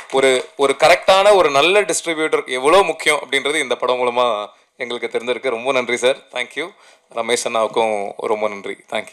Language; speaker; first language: Tamil; native; Tamil